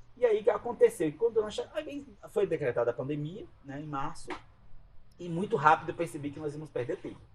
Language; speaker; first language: Portuguese; native; Portuguese